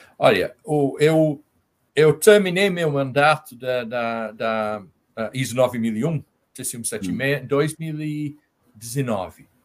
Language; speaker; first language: Portuguese; non-native, fluent; English